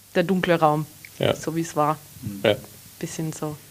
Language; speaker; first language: German; early bilingual, heritage; English